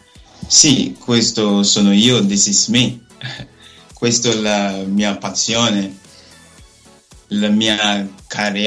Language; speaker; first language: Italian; non-native, learner; Nigerian Pidgin